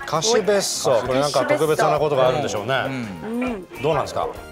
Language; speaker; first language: Japanese; native; Japanese